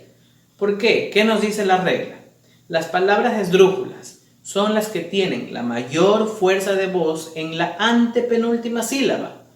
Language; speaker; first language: Spanish; native; Spanish